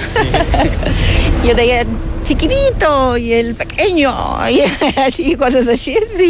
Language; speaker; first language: Catalan; non-native, fluent; German